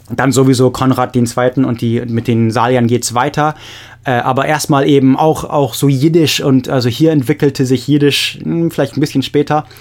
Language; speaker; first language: German; non-native, fluent; English